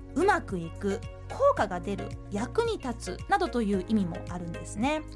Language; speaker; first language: Japanese; native; Japanese